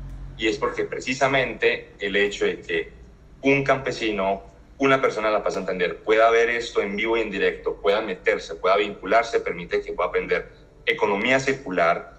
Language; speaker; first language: Spanish; native; Spanish